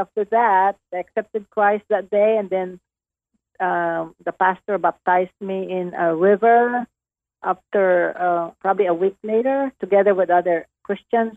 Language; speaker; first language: English; non-native, local second language; Hiligaynon